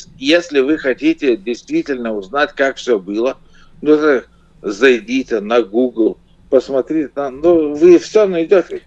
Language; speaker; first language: Russian; non-native, local second language; Lithuanian